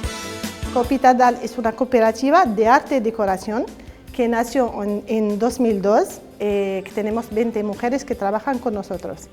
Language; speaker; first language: Spanish; non-native, learner; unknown